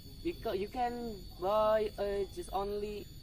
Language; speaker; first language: English; non-native, learner; Indonesian